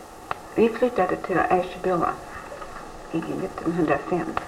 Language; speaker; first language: Swedish; early bilingual, heritage; Swedish